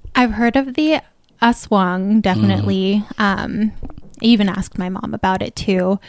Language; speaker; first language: English; native; English